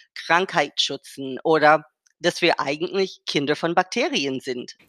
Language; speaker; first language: German; non-native, fluent; English